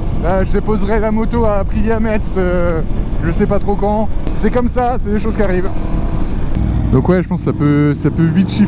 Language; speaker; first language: French; native; French